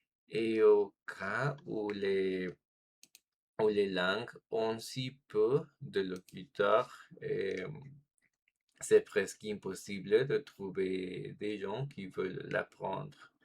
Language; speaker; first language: French; non-native, fluent; Spanish